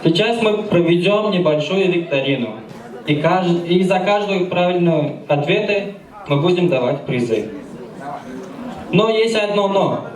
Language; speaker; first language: Russian; non-native, fluent; Turkmen